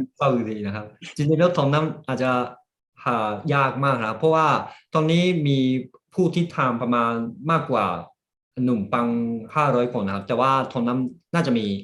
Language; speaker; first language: Thai; early bilingual, heritage; Japanese